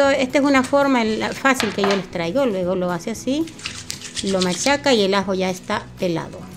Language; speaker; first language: Spanish; native; Spanish